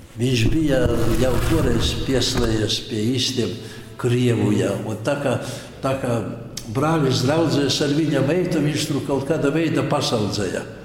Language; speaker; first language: Latvian; non-native, local second language; Polish